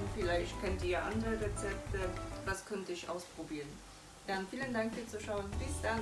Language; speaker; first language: German; non-native, fluent; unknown